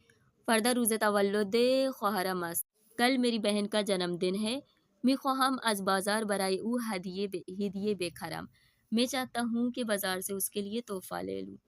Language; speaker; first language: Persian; non-native, fluent; Urdu